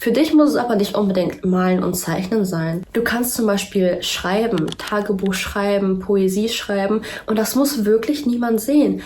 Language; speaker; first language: German; early bilingual, other home language; Russian